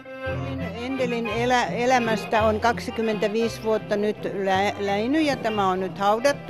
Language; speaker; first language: Finnish; non-native, fluent; Estonian